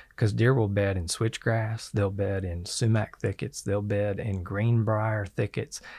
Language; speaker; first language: English; native; English